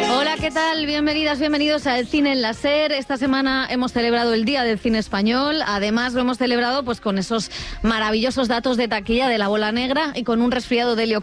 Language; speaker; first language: Spanish; native; Spanish